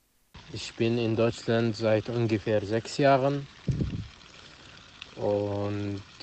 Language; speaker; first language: German; non-native, fluent; Arabic